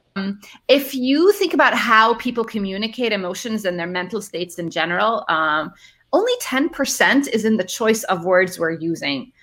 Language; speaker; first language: English; early bilingual, other home language; Arabic